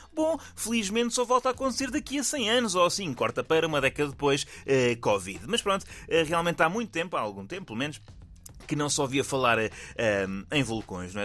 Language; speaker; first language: Portuguese; native; Portuguese